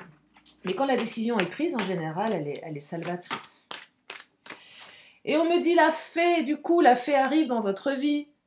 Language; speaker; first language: French; native; French